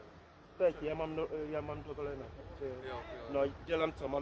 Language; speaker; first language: Czech; non-native, learner; English